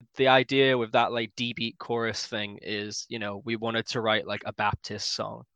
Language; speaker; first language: English; native; English